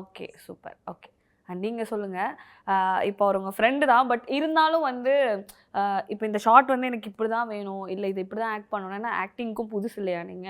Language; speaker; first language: Tamil; native; Tamil